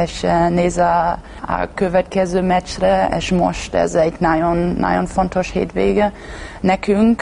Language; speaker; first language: Hungarian; non-native, learner; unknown